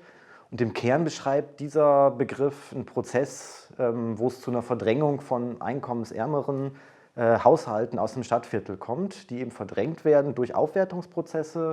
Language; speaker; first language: German; native; German